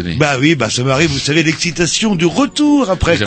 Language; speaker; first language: French; native; French